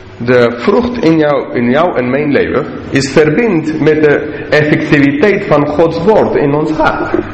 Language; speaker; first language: Dutch; non-native, learner; English